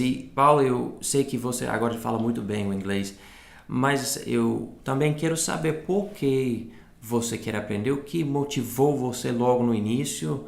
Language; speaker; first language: Portuguese; non-native, fluent; English